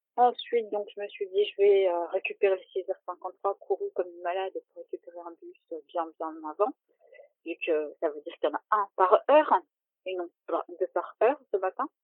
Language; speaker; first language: French; native; French